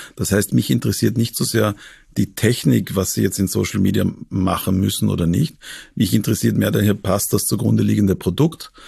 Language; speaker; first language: German; native; German